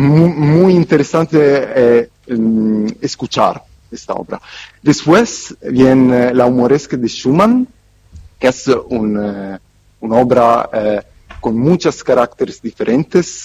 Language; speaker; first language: Spanish; non-native, fluent; Italian